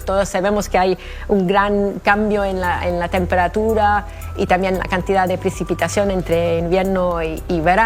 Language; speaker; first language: Spanish; non-native, fluent; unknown